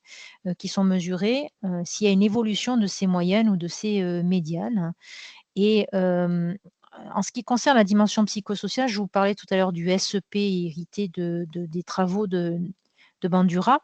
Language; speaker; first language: French; native; French